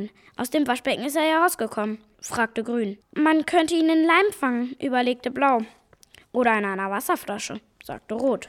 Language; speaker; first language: German; native; German